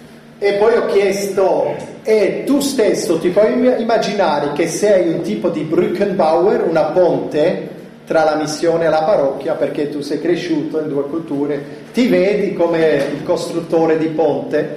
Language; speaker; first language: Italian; non-native, fluent; German